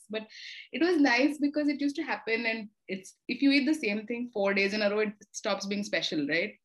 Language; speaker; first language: English; non-native, local second language; Telugu